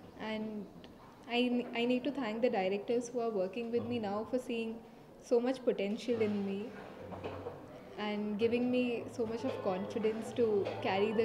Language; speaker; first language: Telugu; non-native, fluent; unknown